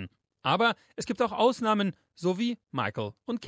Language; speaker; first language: German; native; German